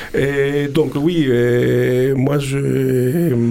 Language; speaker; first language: French; non-native, fluent; Greek